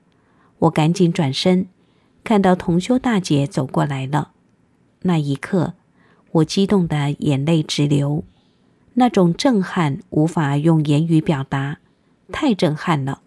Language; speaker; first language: Chinese; native; Chinese